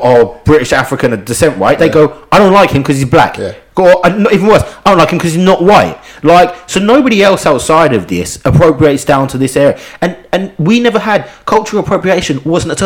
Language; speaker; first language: English; native; English